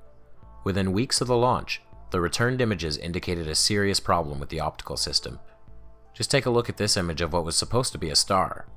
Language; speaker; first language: English; native; English